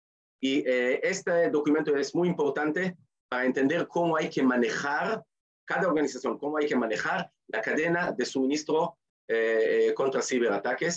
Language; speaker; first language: Spanish; non-native, fluent; Hebrew